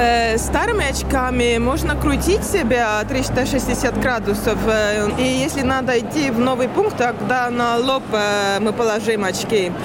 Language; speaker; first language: Russian; non-native, learner; Estonian